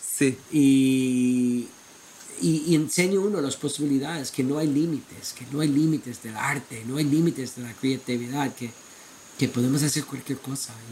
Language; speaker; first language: Spanish; non-native, fluent; English